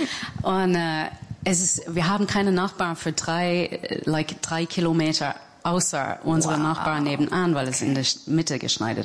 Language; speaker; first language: German; non-native, fluent; English